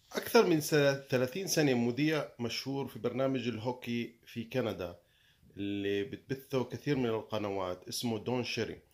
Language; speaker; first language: Arabic; native; Arabic